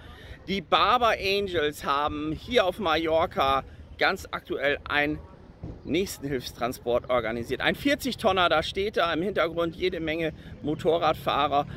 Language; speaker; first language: German; native; German